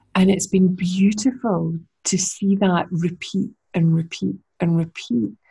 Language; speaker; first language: English; native; English